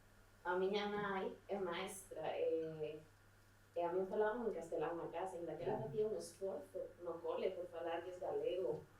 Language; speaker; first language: Galician; non-native, local second language; Spanish